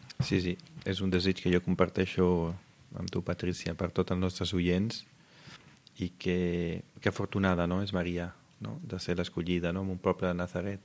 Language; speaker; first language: Catalan; non-native, fluent; Italian